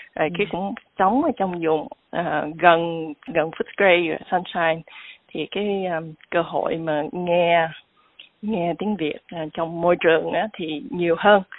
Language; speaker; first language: Vietnamese; early bilingual, heritage; Vietnamese